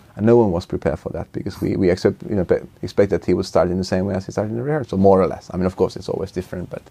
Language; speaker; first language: English; non-native, fluent; Finnish